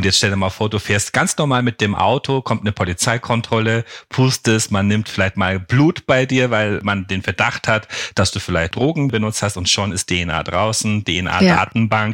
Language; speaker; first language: German; non-native, fluent; Turkish